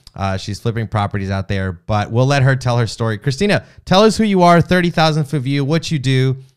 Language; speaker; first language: English; native; English